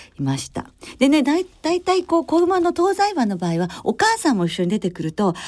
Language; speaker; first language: Japanese; native; Japanese